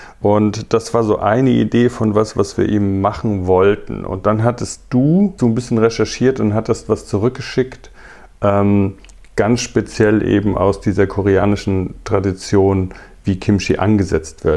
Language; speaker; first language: German; native; German